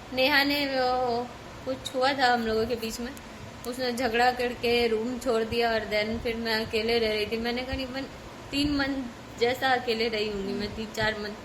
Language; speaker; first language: Hindi; native; Hindi